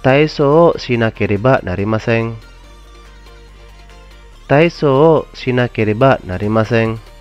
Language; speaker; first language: Japanese; non-native, fluent; Indonesian